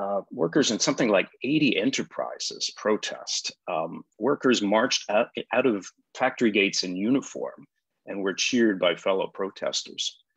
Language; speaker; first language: English; native; English